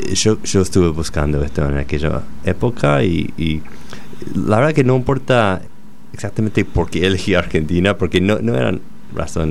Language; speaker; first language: Spanish; non-native, fluent; English